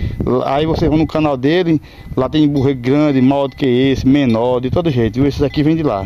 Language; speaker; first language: Portuguese; native; Portuguese